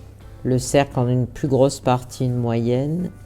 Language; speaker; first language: French; native; French